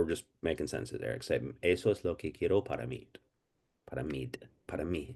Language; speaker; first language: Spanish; non-native, fluent; English